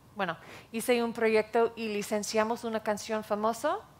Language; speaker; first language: Spanish; non-native, fluent; English